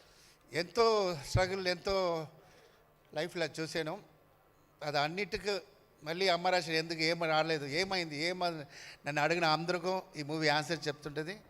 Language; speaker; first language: Telugu; non-native, learner; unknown